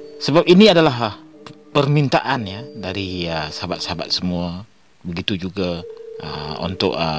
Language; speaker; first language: Malay; non-native, local second language; Iban